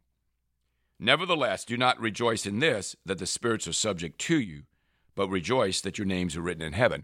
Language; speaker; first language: English; native; English